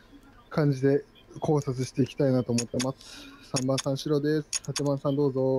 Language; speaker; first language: Japanese; native; Japanese